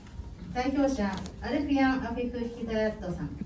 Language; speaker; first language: Japanese; native; Japanese